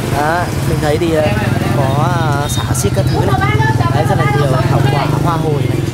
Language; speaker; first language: Vietnamese; native; Vietnamese